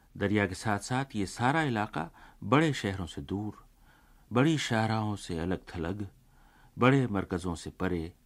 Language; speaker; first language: Urdu; native; Urdu